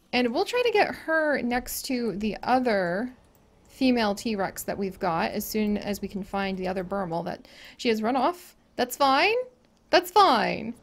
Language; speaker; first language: English; native; English